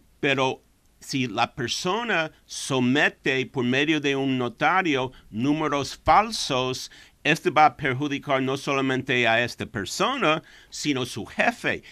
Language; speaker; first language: Spanish; non-native, fluent; English